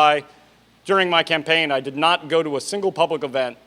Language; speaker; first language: English; native; English